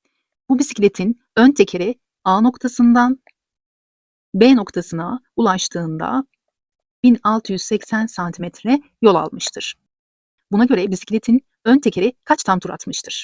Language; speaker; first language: Turkish; native; Turkish